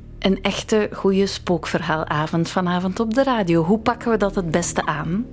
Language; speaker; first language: Dutch; native; Dutch